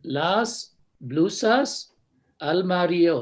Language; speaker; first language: Spanish; non-native, learner; English